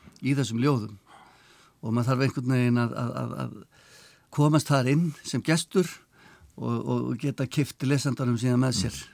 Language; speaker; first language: Icelandic; native; Icelandic